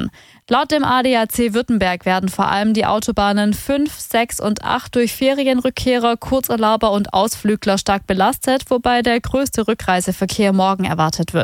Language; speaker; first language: German; native; German